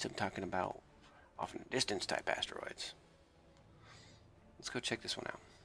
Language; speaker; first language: English; native; English